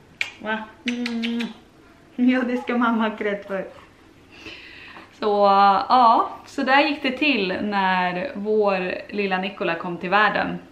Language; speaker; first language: Swedish; native; Swedish